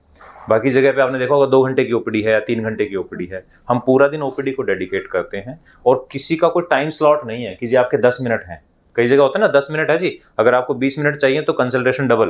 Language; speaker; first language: Hindi; native; Hindi